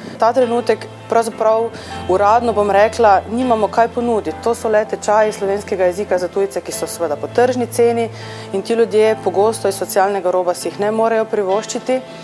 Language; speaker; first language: Slovenian; native; Slovenian